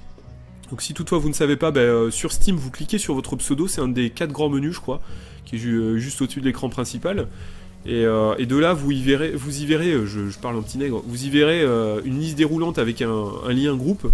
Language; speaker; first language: French; native; French